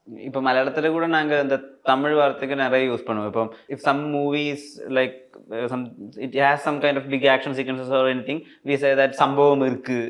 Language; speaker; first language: Tamil; non-native, fluent; Malayalam